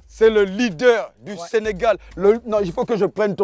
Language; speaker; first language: French; native; French